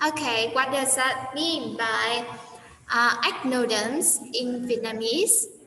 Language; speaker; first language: English; non-native, fluent; Vietnamese